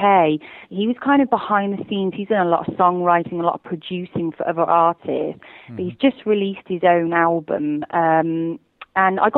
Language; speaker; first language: English; native; English